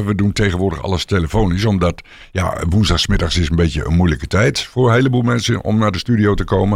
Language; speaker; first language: Dutch; native; Dutch